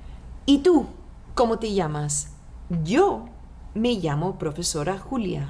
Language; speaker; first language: Spanish; non-native, fluent; French